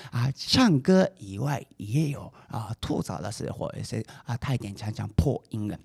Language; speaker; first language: Chinese; non-native, fluent; Japanese